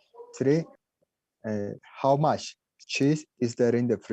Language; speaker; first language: English; non-native, learner; Spanish